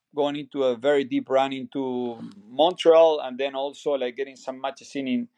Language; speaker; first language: English; non-native, fluent; Spanish